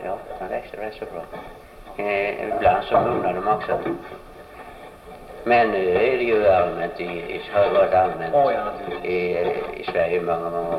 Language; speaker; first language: Swedish; early bilingual, heritage; Swedish